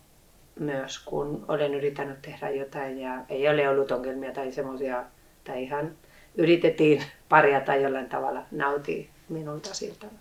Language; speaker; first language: Finnish; non-native, fluent; Spanish